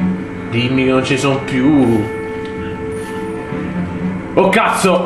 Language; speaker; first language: Italian; native; Italian